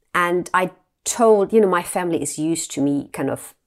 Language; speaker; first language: English; non-native, fluent; German